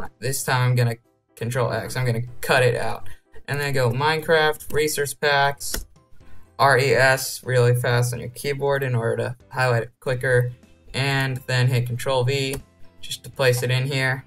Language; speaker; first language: English; native; English